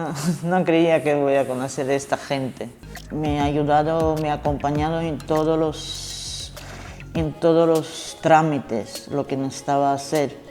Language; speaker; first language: Spanish; non-native, fluent; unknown